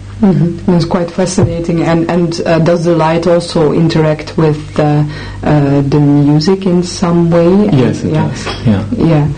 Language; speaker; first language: English; non-native, fluent; Dutch